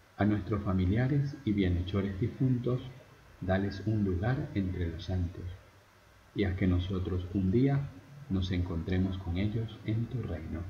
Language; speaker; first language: Spanish; native; Spanish